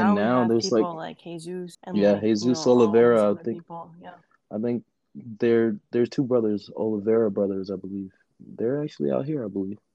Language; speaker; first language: English; native; English